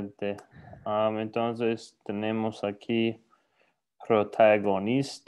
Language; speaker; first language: Spanish; non-native, learner; English